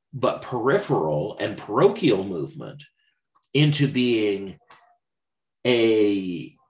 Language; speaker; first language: English; native; English